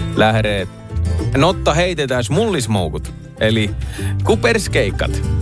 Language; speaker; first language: Finnish; native; Finnish